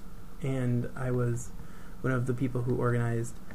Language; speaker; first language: English; native; English